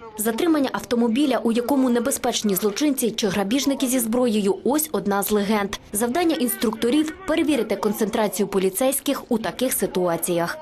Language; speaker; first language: Ukrainian; native; Ukrainian